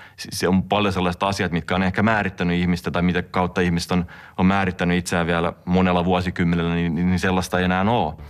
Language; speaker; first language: Finnish; native; Finnish